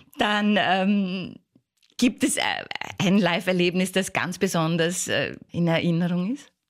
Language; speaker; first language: German; native; German